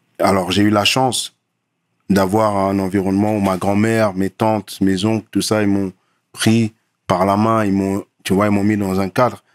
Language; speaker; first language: French; early bilingual, other home language; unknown